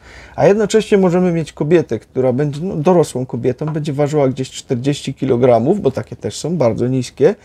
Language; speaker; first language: Polish; native; Polish